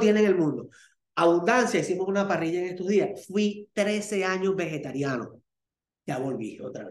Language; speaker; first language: Spanish; native; Spanish